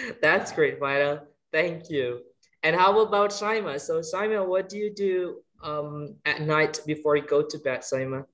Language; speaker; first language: English; non-native, fluent; Indonesian